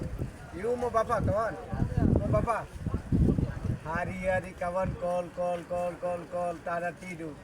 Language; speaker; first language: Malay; non-native, learner; Bangla